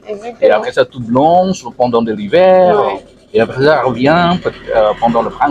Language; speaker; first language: French; non-native, learner; Indonesian